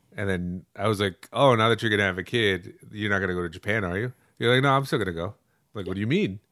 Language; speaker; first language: English; early bilingual, other home language; Spanish